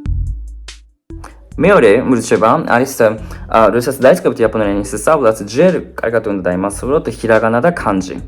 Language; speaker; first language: Georgian; non-native, fluent; Japanese